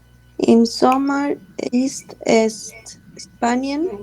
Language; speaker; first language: German; non-native, learner; Spanish